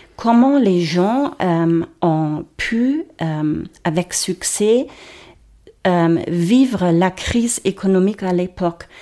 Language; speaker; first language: French; non-native, fluent; German